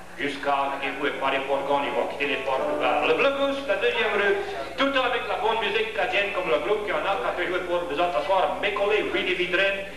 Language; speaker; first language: French; early bilingual, heritage; French